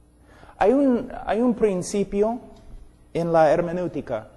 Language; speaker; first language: Spanish; non-native, fluent; English